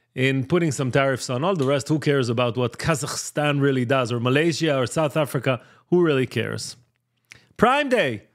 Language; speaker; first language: English; non-native, fluent; Hebrew